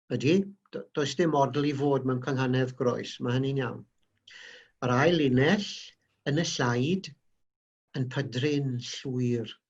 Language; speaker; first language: Welsh; native; Welsh